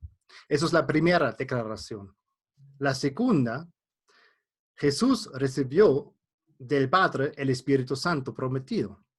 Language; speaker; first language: Spanish; non-native, fluent; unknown